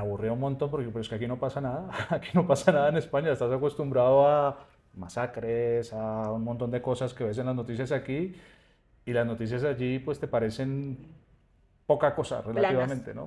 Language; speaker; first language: Spanish; native; Spanish